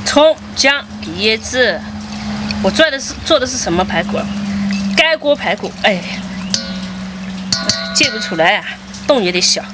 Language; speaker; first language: Chinese; native; Chinese